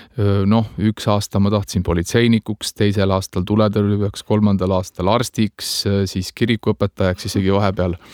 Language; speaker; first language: Estonian; native; Estonian